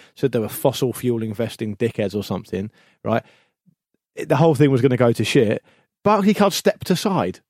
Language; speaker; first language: English; native; English